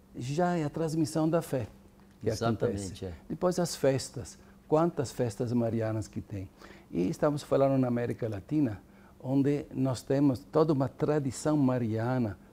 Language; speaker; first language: Portuguese; non-native, fluent; Italian